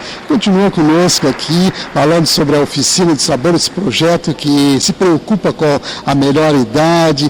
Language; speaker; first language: Portuguese; native; Portuguese